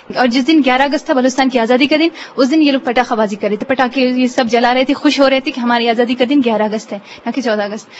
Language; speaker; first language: Urdu; non-native, local second language; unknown